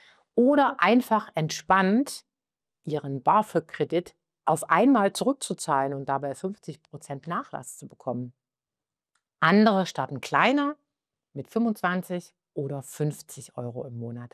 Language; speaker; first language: German; native; German